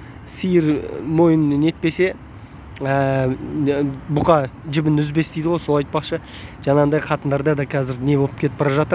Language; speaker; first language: Kazakh; native; Kazakh